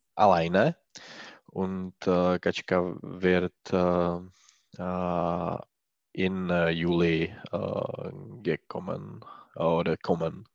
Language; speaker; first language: German; non-native, learner; Czech